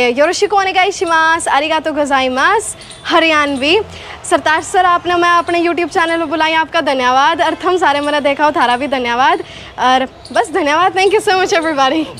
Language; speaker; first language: Hindi; native; Hindi